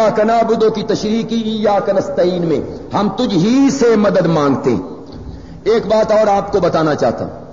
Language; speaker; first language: Urdu; non-native, local second language; Punjabi